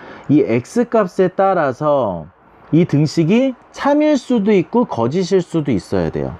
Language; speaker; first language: Korean; native; Korean